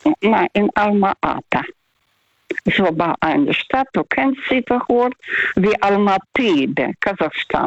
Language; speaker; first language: German; non-native, fluent; Russian